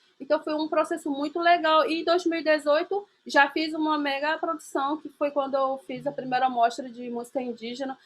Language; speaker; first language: Portuguese; non-native, local second language; Ticuna